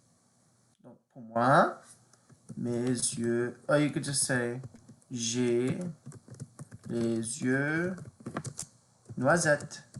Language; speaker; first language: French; non-native, fluent; English